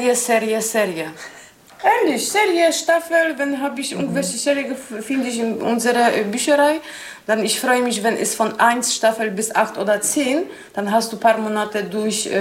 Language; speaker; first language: German; non-native, learner; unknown